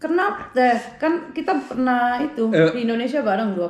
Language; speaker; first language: Indonesian; early bilingual, heritage; Indonesian